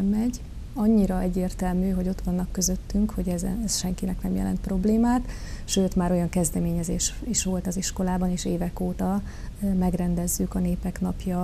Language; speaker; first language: Hungarian; native; Hungarian